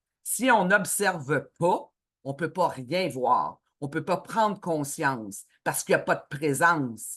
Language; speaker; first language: French; native; French